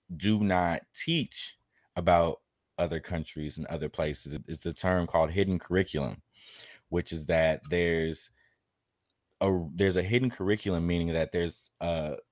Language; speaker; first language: English; native; English